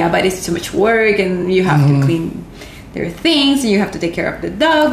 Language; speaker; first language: English; non-native, fluent; Spanish